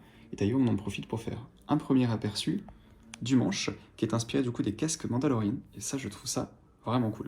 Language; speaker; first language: French; native; French